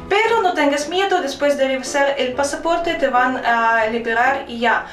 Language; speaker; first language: Spanish; non-native, fluent; Russian